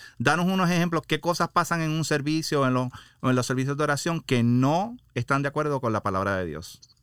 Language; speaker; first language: Spanish; native; Spanish